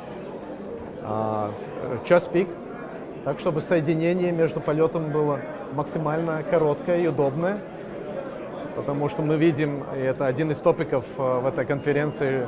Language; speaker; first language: Russian; non-native, local second language; Latvian